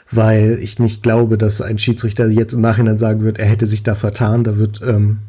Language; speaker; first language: German; native; German